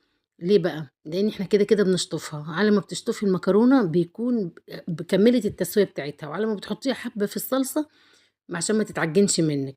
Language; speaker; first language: Arabic; native; Arabic